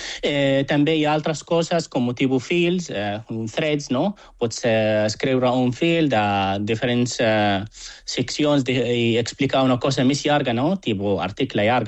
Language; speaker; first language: Catalan; non-native, fluent; Arabic